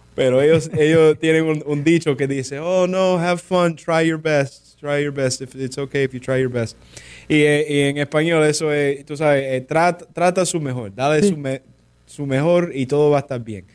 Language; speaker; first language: Spanish; early bilingual, heritage; Spanish